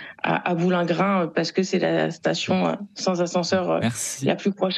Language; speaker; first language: French; native; French